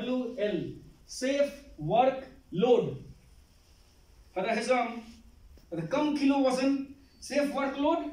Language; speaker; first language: Arabic; non-native, learner; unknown